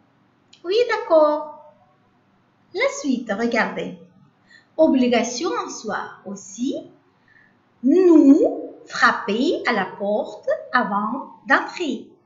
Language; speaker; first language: French; non-native, learner; Uzbek